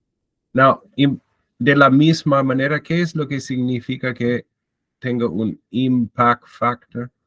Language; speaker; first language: Spanish; non-native, fluent; English